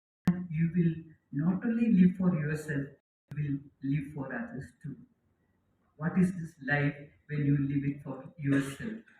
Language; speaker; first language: English; non-native, local second language; Malayalam